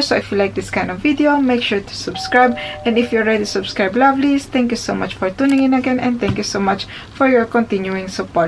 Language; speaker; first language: English; non-native, fluent; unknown